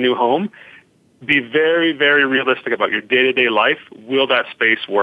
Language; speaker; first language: English; native; English